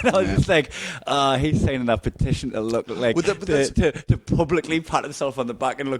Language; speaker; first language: English; native; English